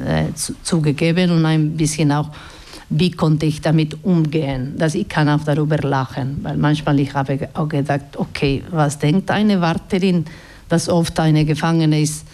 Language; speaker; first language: German; non-native, learner; Basque